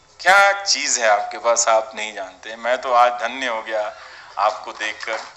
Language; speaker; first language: Hindi; non-native, local second language; Bhojpuri